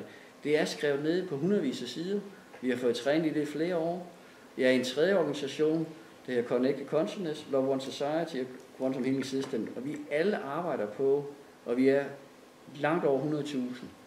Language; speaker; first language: Danish; native; Danish